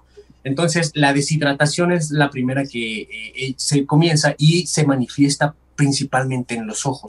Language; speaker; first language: Spanish; native; Spanish